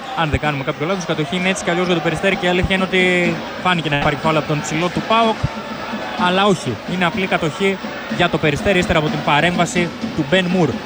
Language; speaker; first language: Greek; native; Greek